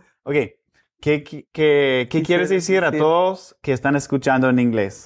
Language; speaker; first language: Spanish; non-native, fluent; English